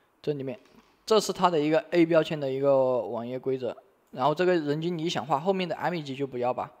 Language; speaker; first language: Chinese; native; Chinese